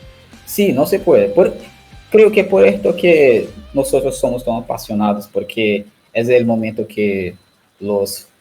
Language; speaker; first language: Spanish; non-native, learner; Portuguese